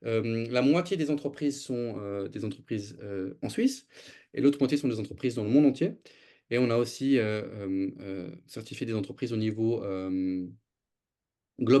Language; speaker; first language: French; native; French